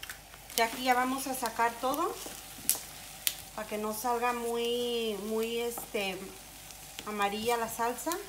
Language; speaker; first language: Spanish; native; Spanish